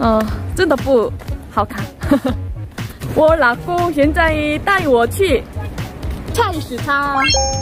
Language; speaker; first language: Chinese; non-native, learner; Korean